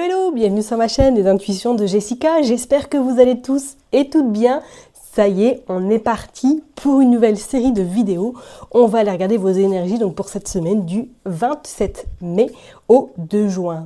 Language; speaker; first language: French; native; French